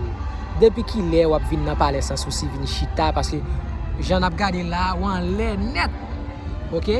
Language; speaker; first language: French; non-native, local second language; Haitian Creole